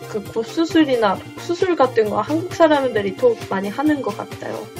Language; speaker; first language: Korean; non-native, fluent; Japanese